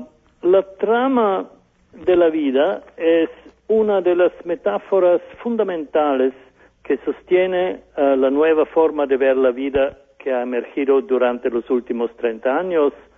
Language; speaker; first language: Spanish; non-native, fluent; German